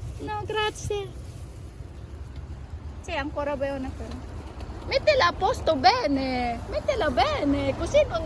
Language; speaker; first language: Italian; non-native, learner; Filipino